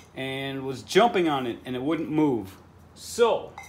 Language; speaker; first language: English; native; English